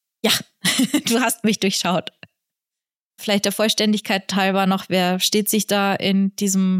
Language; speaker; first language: German; native; German